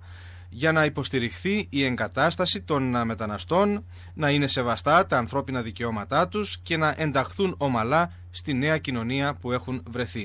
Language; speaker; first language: Greek; native; Greek